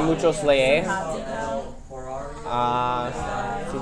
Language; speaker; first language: Spanish; non-native, learner; English